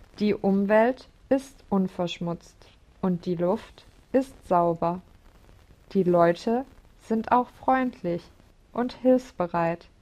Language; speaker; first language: German; non-native, learner; English